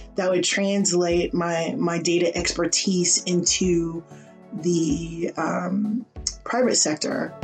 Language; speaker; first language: English; native; English